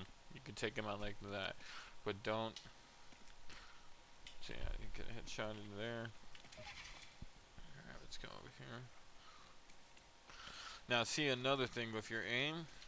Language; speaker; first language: English; native; English